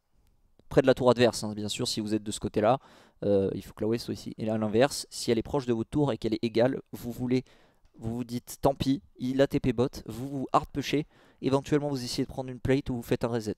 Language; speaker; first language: French; native; French